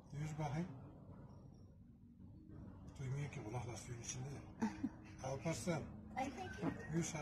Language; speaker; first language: Turkish; native; Turkish